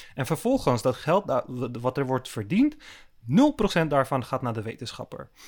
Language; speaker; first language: Dutch; early bilingual, other home language; Turkish